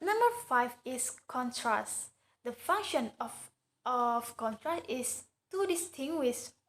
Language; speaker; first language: English; non-native, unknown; Indonesian